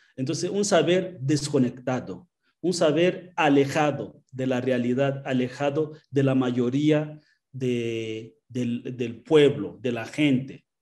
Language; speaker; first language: Spanish; non-native, fluent; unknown